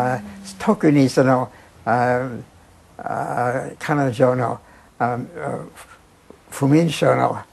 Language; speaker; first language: Japanese; non-native, fluent; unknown